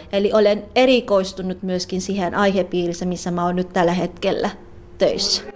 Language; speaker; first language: Finnish; non-native, fluent; Filipino